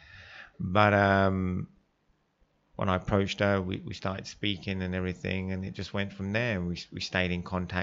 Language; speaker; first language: English; native; English